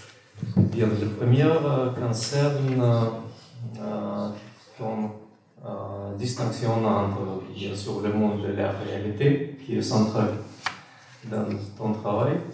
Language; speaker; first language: French; non-native, fluent; Russian